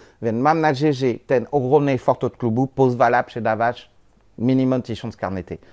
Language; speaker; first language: Polish; non-native, learner; French